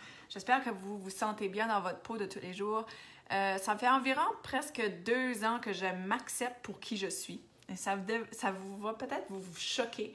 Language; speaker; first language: French; native; French